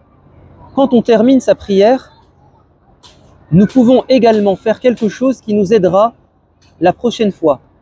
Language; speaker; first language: French; native; French